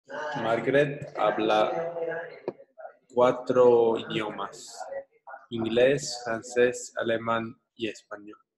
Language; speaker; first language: Spanish; non-native, learner; English